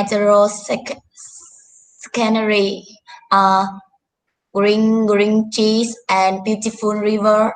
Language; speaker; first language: English; non-native, learner; Vietnamese